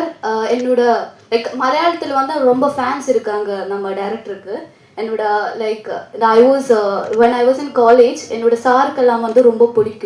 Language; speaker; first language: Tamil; non-native, learner; Malayalam